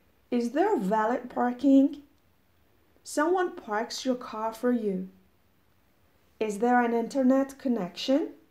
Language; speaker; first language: English; non-native, fluent; Persian